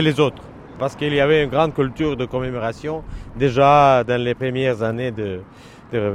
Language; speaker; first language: French; non-native, fluent; Russian